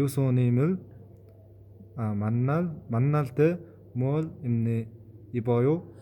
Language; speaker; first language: Korean; non-native, fluent; Mongolian